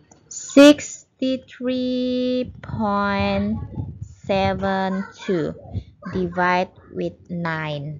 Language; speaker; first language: English; non-native, local second language; Malay